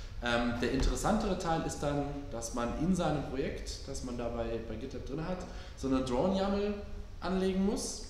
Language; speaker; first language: German; native; German